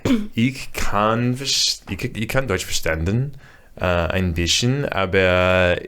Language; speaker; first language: German; non-native, learner; English